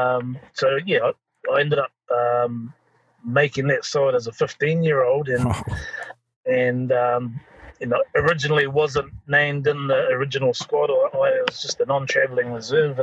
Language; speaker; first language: English; native; English